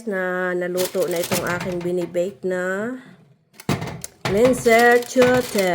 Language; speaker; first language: Filipino; native; Filipino